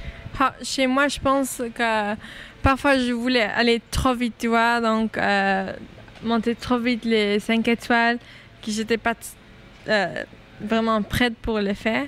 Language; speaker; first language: French; non-native, local second language; Dutch